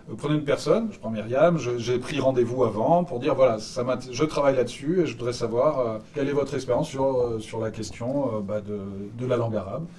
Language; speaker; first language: French; native; French